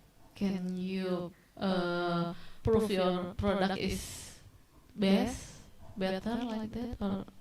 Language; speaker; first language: English; non-native, learner; Indonesian